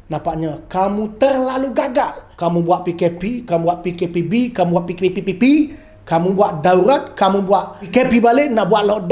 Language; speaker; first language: Malay; native; Malay